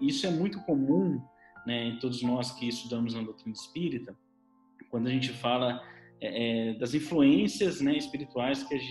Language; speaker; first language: Portuguese; native; Portuguese